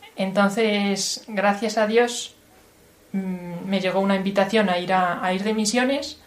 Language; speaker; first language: Spanish; native; Spanish